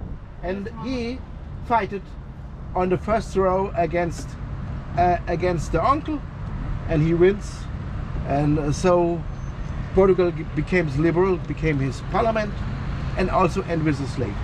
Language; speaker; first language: English; non-native, fluent; Portuguese